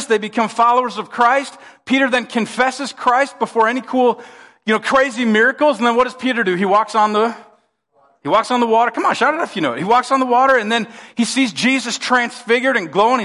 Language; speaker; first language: English; native; English